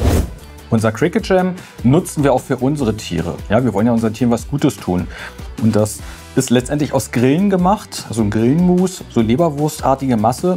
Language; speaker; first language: German; native; German